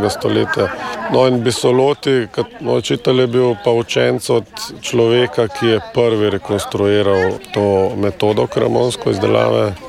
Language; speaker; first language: Slovenian; native; Slovenian